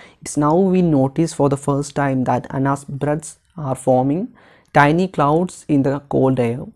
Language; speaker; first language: English; non-native, local second language; Malayalam